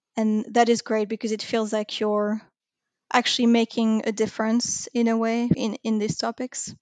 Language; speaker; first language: English; non-native, fluent; French